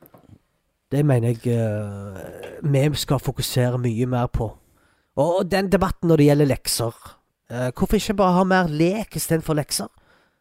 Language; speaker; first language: Norwegian; early bilingual, other home language; Arabic